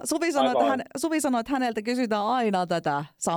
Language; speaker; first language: Finnish; native; Finnish